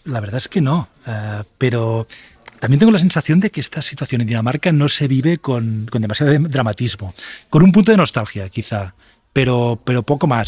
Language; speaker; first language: Spanish; native; Spanish